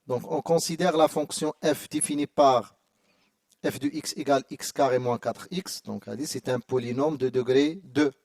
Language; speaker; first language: French; non-native, local second language; Arabic